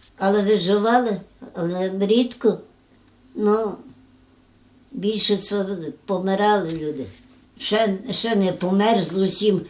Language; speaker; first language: Ukrainian; native; Ukrainian